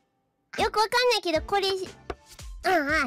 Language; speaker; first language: Japanese; non-native, fluent; English